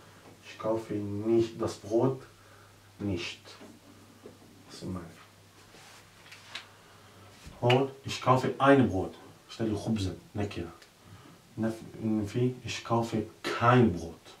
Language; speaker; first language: German; non-native, learner; Arabic